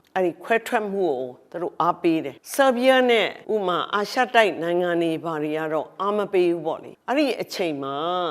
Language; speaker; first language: Burmese; native; Burmese